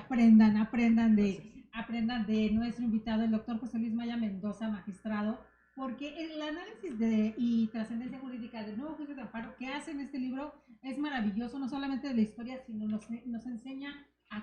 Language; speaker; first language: Spanish; native; Spanish